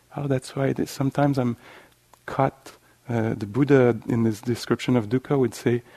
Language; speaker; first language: English; non-native, fluent; French